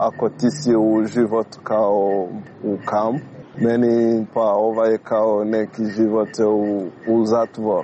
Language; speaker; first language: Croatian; non-native, learner; Rundi